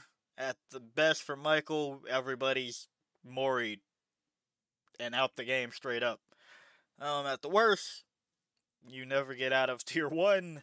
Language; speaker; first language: English; native; English